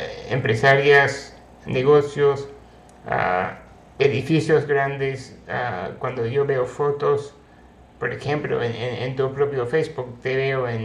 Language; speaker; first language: Spanish; non-native, fluent; English